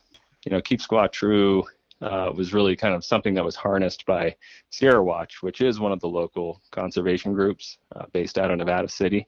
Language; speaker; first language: English; native; English